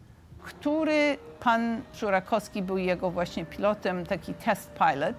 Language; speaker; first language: Polish; early bilingual, heritage; English